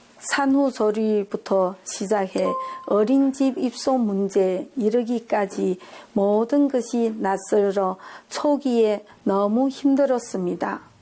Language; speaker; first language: Korean; non-native, fluent; Chinese